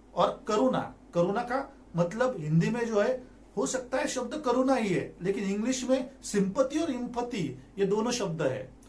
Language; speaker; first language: Hindi; non-native, local second language; Marathi